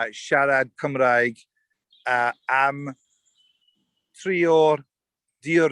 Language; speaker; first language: Welsh; non-native, learner; English